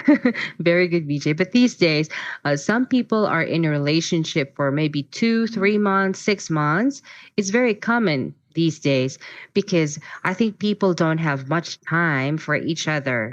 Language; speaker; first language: English; non-native, fluent; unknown